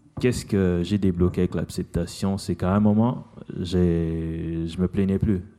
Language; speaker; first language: French; non-native, local second language; Lingala